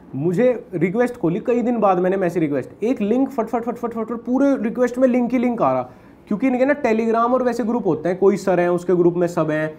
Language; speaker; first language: Hindi; native; Hindi